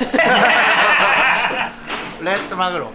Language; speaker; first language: Japanese; native; Japanese